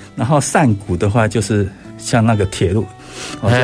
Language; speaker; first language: Min Nan Chinese; native; Min Nan Chinese